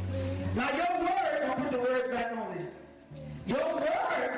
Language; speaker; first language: English; native; English